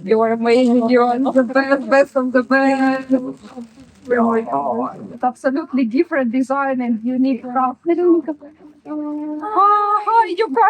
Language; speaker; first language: English; non-native, learner; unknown